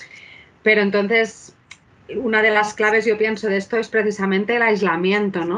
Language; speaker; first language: Spanish; native; Spanish